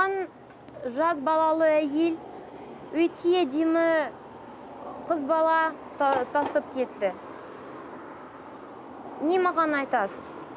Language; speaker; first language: Kazakh; non-native, local second language; Russian